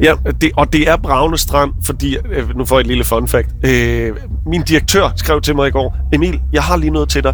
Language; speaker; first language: Danish; native; Danish